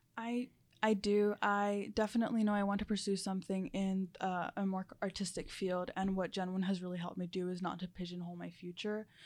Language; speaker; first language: English; early bilingual, other home language; Spanish